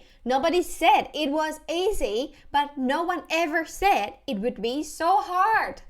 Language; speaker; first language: English; non-native, fluent; Thai